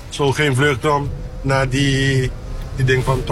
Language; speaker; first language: Dutch; non-native, local second language; Papiamento